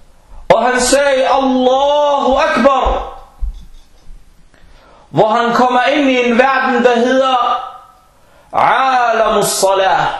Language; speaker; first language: Danish; non-native, fluent; Arabic